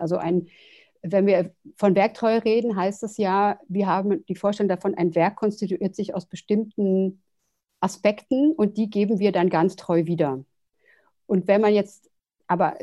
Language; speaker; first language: German; native; German